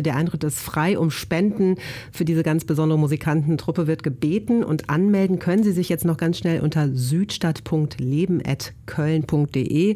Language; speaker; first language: German; native; German